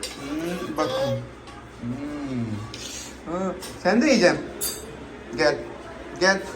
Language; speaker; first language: Turkish; non-native, learner; Urdu